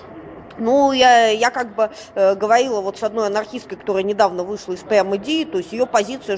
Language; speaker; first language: Russian; native; Russian